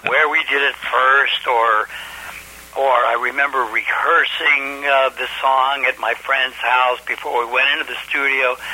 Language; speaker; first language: English; native; English